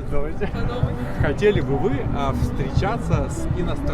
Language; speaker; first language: Russian; native; Russian